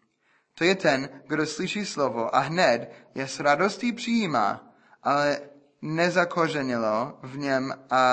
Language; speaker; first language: Czech; non-native, fluent; English